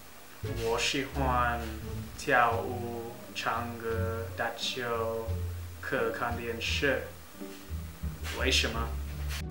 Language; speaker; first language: Chinese; non-native, learner; English